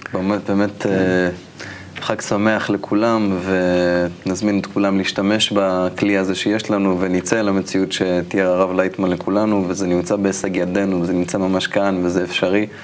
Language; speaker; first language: Hebrew; native; Hebrew